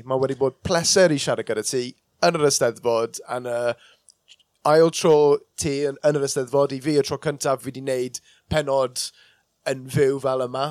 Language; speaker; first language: Welsh; non-native, local second language; English